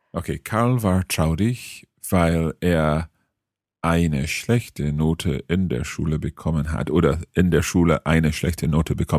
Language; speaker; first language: German; non-native, learner; English